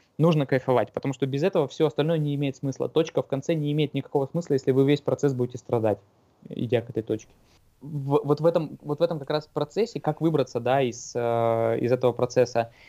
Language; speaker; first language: Russian; native; Russian